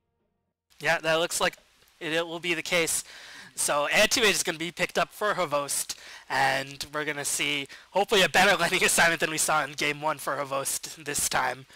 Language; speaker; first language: English; native; English